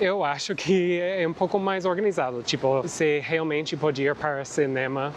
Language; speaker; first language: Portuguese; non-native, fluent; English